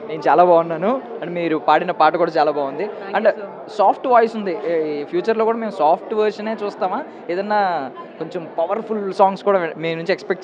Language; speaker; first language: Telugu; native; Telugu